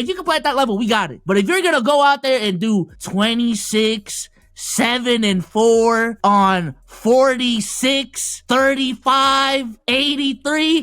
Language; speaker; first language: English; native; English